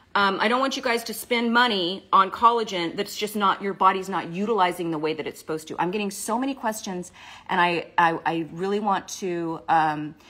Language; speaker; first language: English; native; English